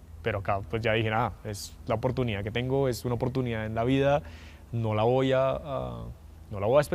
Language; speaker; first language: Spanish; native; Spanish